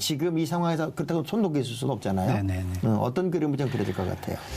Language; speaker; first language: Korean; native; Korean